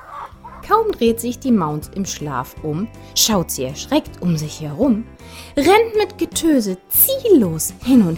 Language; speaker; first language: German; native; German